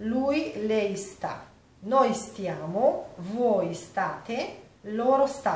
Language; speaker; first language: Italian; non-native, fluent; Polish